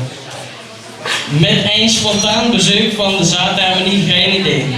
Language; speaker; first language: Dutch; native; Dutch